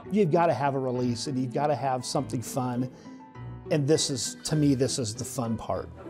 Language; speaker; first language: English; native; English